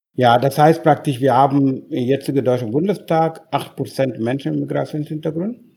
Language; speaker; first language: German; non-native, fluent; Wolof